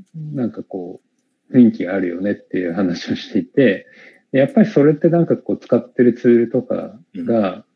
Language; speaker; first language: Japanese; native; Japanese